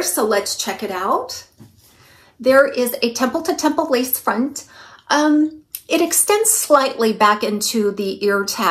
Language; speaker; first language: English; native; English